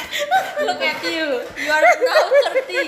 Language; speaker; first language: English; non-native, learner; Indonesian